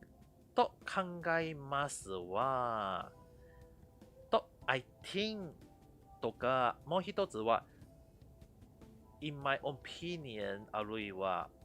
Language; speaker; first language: Japanese; non-native, fluent; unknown